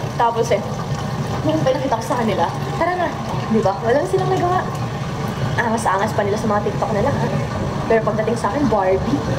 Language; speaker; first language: Filipino; native; Filipino